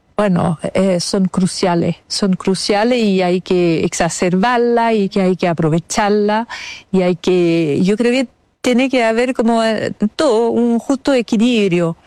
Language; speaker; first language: Spanish; non-native, fluent; French